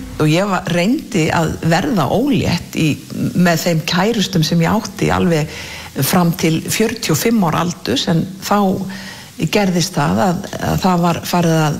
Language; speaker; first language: Icelandic; native; Icelandic